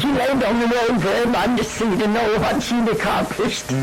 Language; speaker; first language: English; native; English